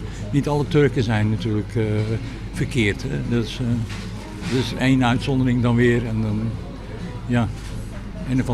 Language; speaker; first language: Dutch; native; Dutch